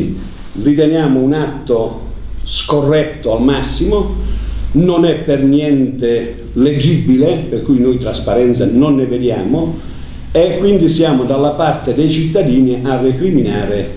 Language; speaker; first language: Italian; native; Italian